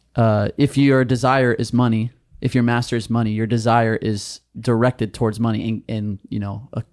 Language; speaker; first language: English; native; English